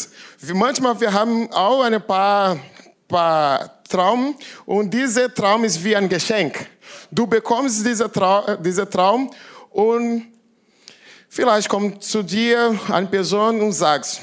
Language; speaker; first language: German; non-native, learner; Portuguese